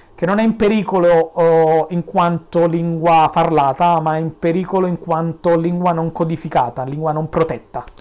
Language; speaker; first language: Italian; native; Italian